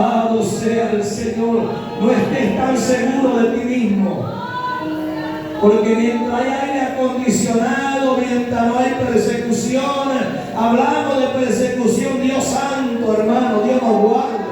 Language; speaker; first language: Spanish; native; Spanish